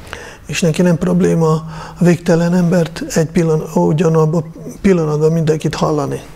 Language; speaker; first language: Hungarian; non-native, fluent; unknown